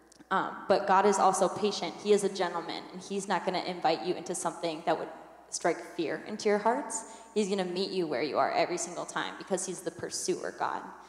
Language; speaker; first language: English; native; English